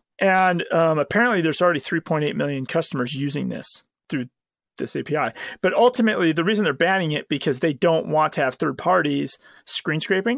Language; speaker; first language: English; native; English